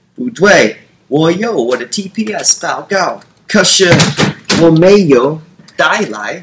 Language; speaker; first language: Chinese; non-native, learner; English